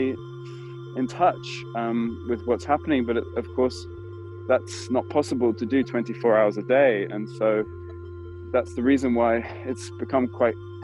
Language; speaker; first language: English; native; English